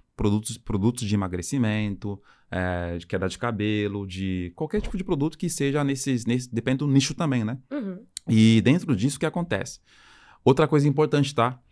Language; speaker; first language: Portuguese; non-native, fluent; French